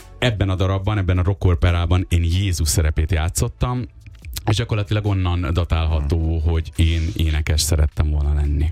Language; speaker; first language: Hungarian; early bilingual, other home language; Urdu